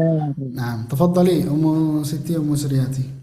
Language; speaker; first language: Arabic; non-native, fluent; Indonesian